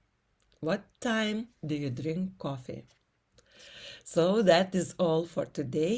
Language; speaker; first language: English; non-native, fluent; Lithuanian